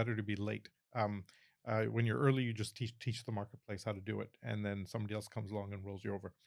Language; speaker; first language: English; early bilingual, other home language; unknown